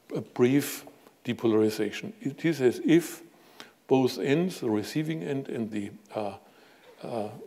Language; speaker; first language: English; non-native, fluent; German